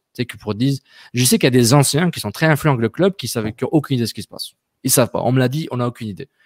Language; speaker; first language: French; native; French